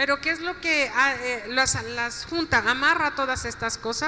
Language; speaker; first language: Spanish; native; Spanish